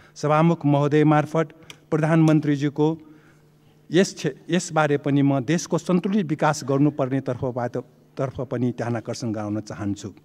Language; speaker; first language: Nepali; non-native, local second language; Newari